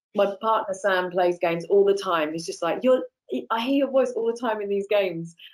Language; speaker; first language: English; native; English